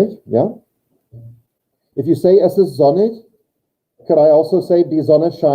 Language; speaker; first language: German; non-native, fluent; English